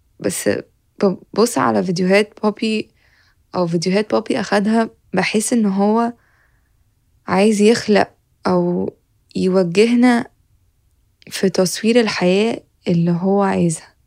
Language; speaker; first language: Arabic; native; Arabic